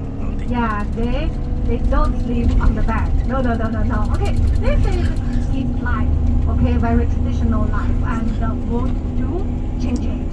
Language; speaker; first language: English; non-native, learner; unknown